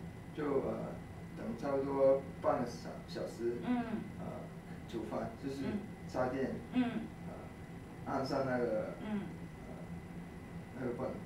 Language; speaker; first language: Chinese; early bilingual, heritage; Cantonese